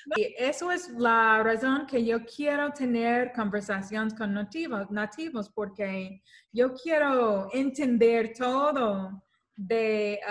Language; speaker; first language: Spanish; non-native, learner; English